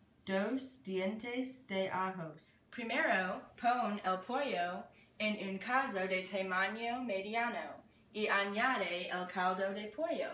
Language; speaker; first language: Spanish; non-native, learner; English